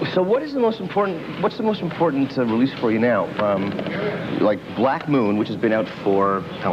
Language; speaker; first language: English; native; English